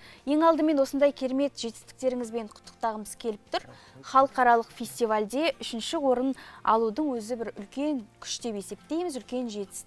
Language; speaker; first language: Kazakh; native; Kazakh